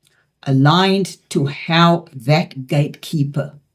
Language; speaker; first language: English; native; English